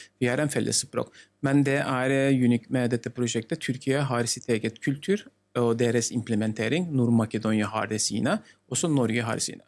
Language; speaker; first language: Norwegian; non-native, learner; Turkish